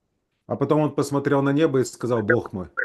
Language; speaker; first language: Russian; native; Russian